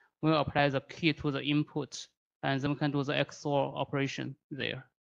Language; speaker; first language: English; non-native, fluent; Chinese